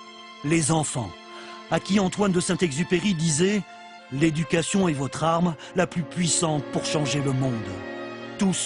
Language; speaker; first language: French; native; French